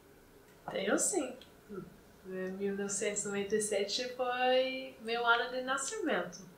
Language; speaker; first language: Portuguese; non-native, fluent; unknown